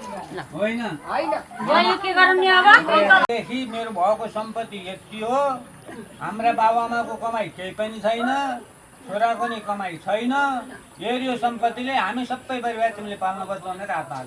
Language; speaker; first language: Nepali; native; Nepali